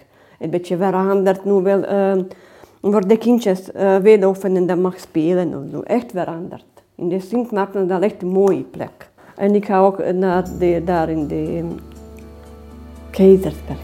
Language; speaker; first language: Dutch; non-native, learner; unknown